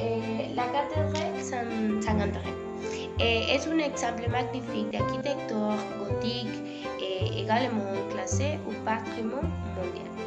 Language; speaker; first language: French; non-native, learner; Spanish